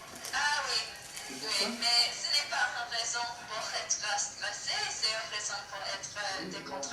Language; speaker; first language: French; non-native, learner; English